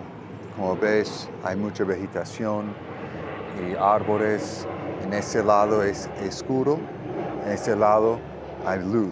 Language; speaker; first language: Spanish; non-native, learner; English